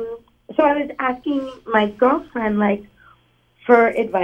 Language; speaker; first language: English; native; English